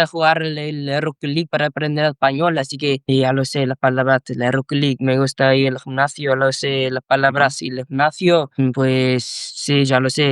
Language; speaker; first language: Spanish; non-native, learner; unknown